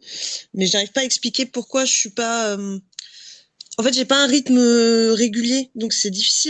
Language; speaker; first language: French; native; French